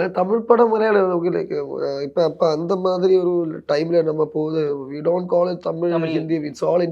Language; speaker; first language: Tamil; non-native, learner; Malayalam